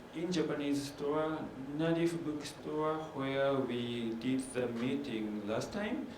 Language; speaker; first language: English; non-native, learner; Japanese